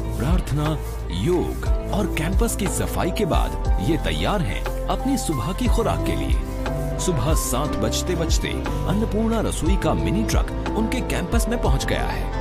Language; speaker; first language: Hindi; native; Hindi